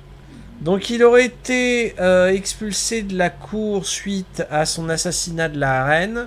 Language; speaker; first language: French; native; French